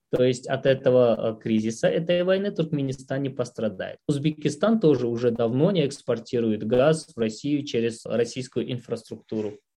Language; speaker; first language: Russian; non-native, local second language; Tajik